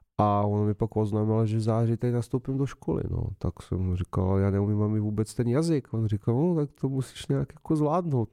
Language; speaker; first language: Czech; non-native, fluent; Serbian